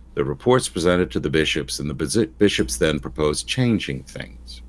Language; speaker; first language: English; native; English